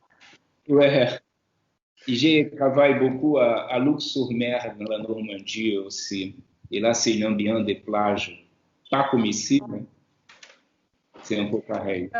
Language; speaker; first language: French; non-native, fluent; Portuguese